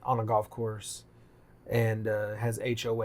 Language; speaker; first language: English; native; English